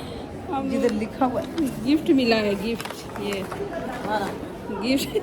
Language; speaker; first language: Hindi; non-native, learner; Bangla